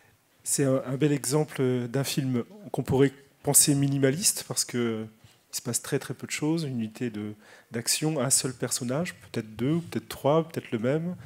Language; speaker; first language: French; native; French